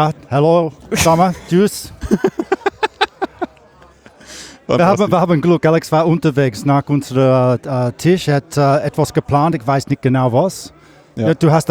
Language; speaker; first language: German; non-native, learner; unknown